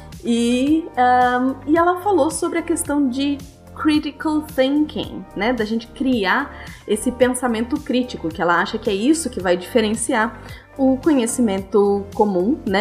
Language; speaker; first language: Portuguese; native; Portuguese